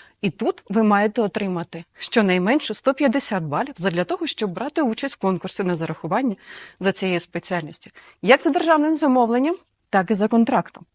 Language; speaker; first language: Ukrainian; native; Ukrainian